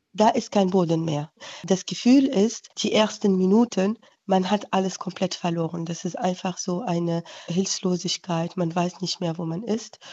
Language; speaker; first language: German; non-native, fluent; Ukrainian